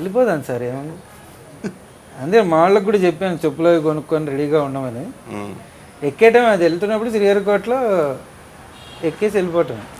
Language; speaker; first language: Telugu; native; Telugu